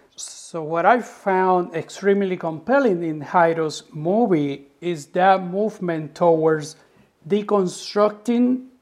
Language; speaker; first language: English; non-native, fluent; Spanish